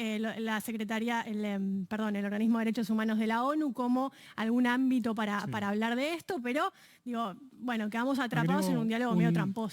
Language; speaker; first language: Spanish; native; Spanish